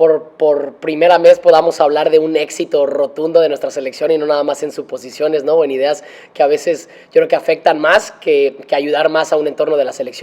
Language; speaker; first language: Spanish; native; Spanish